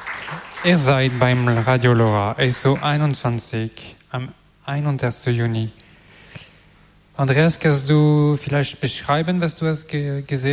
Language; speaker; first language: German; non-native, learner; French